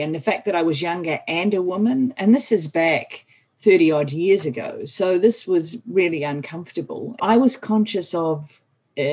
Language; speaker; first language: English; native; English